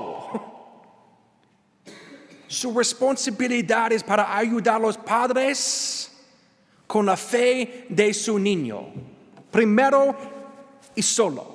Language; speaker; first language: Spanish; non-native, learner; English